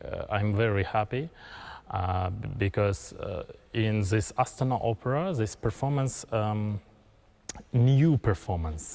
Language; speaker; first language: English; non-native, learner; Kazakh